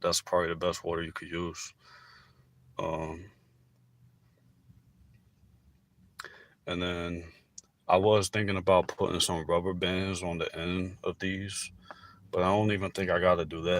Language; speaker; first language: English; native; English